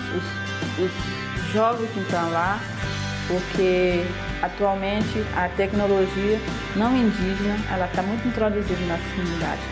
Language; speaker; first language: Portuguese; non-native, local second language; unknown